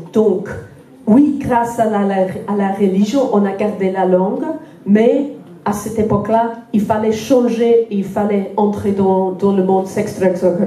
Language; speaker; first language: French; non-native, fluent; Welsh